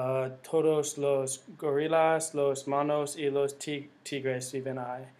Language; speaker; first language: Spanish; non-native, learner; English